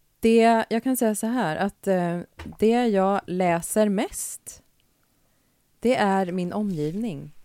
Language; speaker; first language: Swedish; native; Swedish